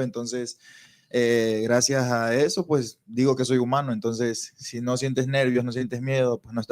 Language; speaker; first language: Spanish; native; Spanish